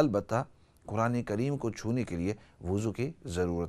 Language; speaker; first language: Urdu; native; Urdu